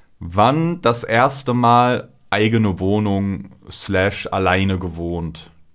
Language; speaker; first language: German; native; German